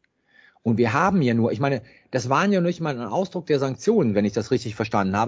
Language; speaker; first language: German; native; German